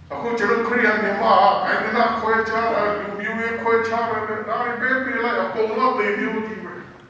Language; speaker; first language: Burmese; non-native, local second language; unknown